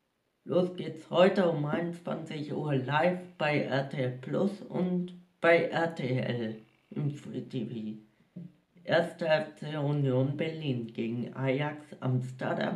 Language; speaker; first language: German; native; German